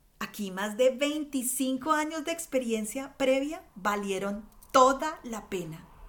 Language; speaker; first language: Spanish; native; Spanish